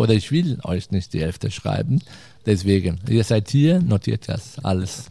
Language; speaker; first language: German; non-native, fluent; Italian